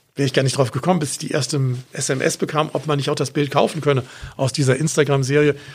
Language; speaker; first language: German; native; German